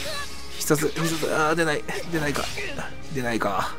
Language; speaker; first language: Japanese; native; Japanese